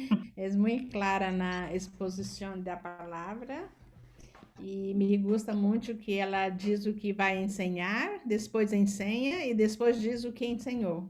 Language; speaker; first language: Portuguese; non-native, learner; Spanish